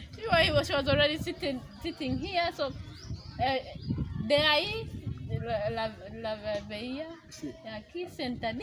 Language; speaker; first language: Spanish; non-native, learner; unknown